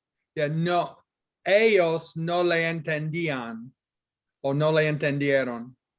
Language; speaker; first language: Spanish; non-native, fluent; English